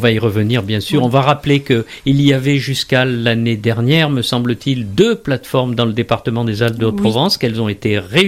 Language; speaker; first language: French; native; French